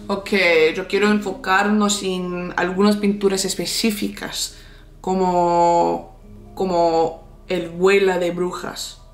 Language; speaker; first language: Spanish; non-native, fluent; English